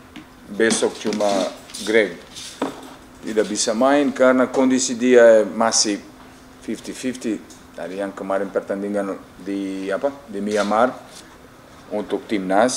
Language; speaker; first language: Indonesian; non-native, fluent; English